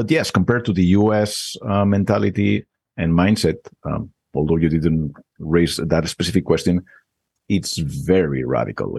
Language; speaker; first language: English; non-native, fluent; Spanish